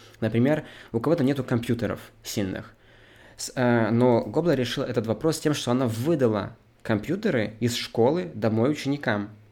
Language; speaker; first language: Russian; native; Russian